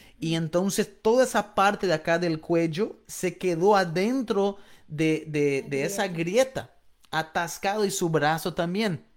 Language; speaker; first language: Spanish; non-native, fluent; Portuguese